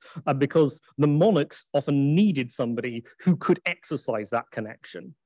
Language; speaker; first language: English; native; English